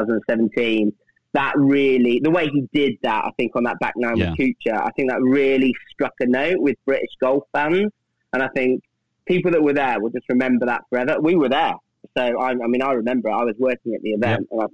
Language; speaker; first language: English; native; English